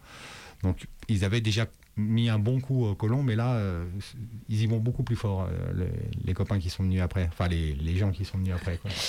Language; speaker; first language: French; native; French